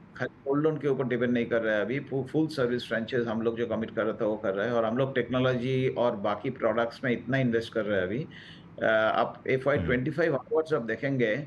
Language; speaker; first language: Hindi; non-native, local second language; Bangla